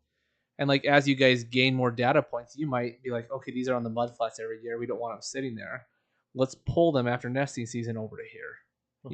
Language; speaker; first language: English; native; English